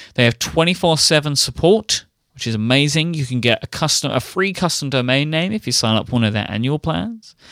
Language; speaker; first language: English; native; English